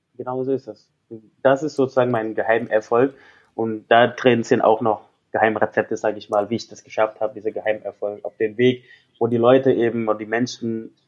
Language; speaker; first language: German; non-native, fluent; Indonesian